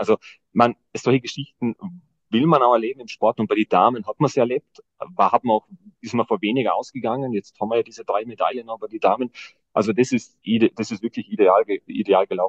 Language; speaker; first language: German; native; German